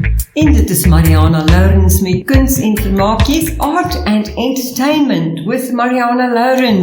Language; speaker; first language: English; non-native, local second language; Afrikaans